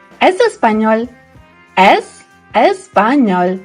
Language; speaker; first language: Spanish; non-native, fluent; Ukrainian